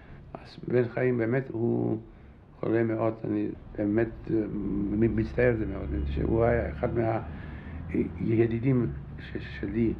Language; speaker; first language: Hebrew; non-native, fluent; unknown